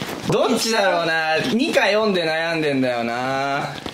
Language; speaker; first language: Japanese; native; Japanese